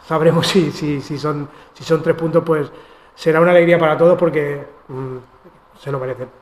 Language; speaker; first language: Spanish; non-native, local second language; Catalan